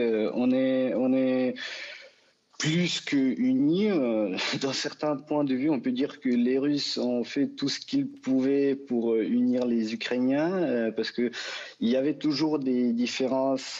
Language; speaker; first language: French; non-native, fluent; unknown